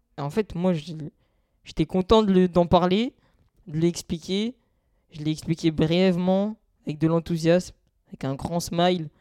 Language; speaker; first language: French; native; French